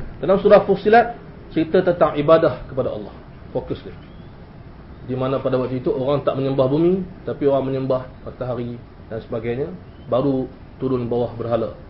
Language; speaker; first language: Malay; native; Malay